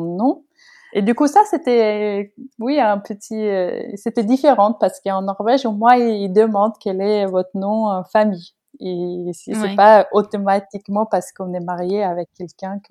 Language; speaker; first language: French; non-native, fluent; Norwegian